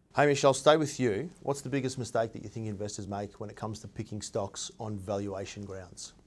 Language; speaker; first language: English; native; English